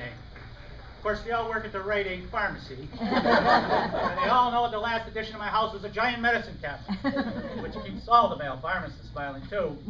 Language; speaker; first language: English; native; English